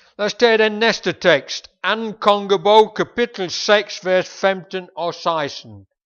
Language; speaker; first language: Danish; non-native, fluent; English